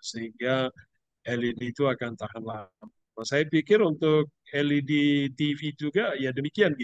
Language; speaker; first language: Indonesian; native; Indonesian